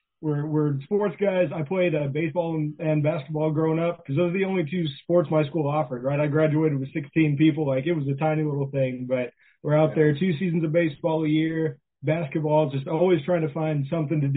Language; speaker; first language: English; native; English